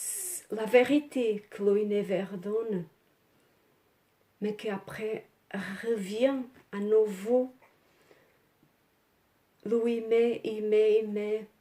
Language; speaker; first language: French; non-native, learner; Portuguese